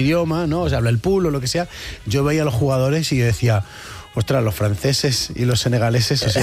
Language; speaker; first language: Spanish; native; Spanish